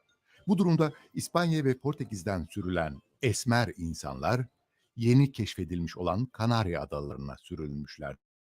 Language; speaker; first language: Turkish; native; Turkish